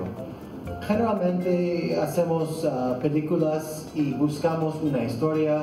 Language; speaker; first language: Spanish; non-native, fluent; English